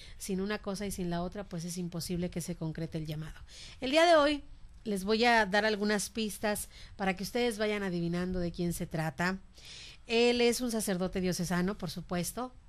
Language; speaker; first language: Spanish; native; Spanish